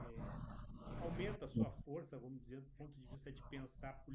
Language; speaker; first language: Portuguese; native; Portuguese